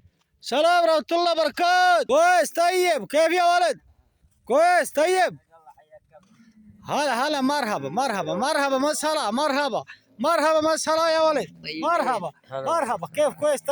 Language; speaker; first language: Arabic; non-native, learner; Saraiki